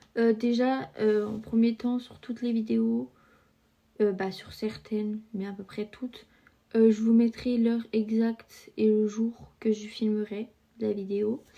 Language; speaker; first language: French; native; French